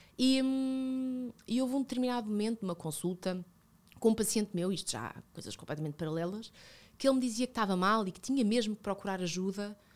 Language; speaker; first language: Portuguese; early bilingual, other home language; Spanish